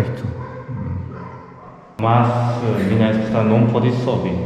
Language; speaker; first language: Portuguese; non-native, learner; Korean